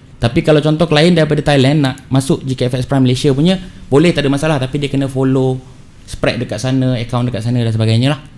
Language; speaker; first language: Malay; native; Malay